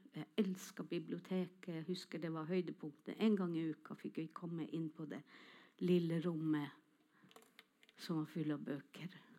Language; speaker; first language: Norwegian; non-native, local second language; Northern Sami